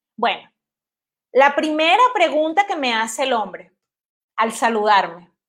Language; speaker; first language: Spanish; native; Spanish